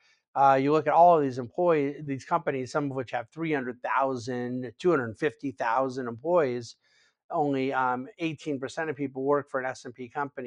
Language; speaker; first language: English; native; English